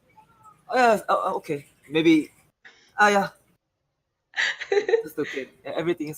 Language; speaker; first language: English; non-native, learner; Korean